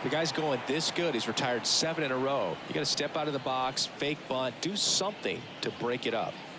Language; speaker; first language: English; native; English